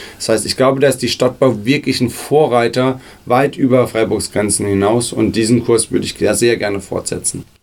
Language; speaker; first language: German; native; German